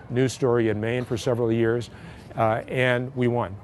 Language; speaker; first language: English; native; English